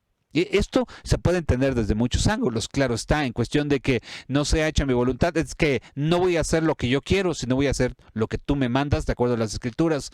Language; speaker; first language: Spanish; native; Spanish